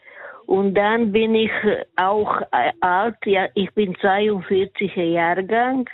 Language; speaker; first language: German; non-native, learner; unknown